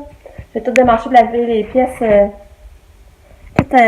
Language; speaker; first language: French; native; French